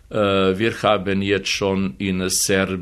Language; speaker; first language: German; non-native, fluent; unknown